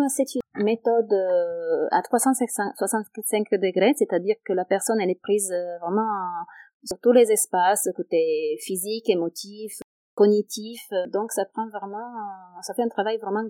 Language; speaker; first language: French; non-native, fluent; Italian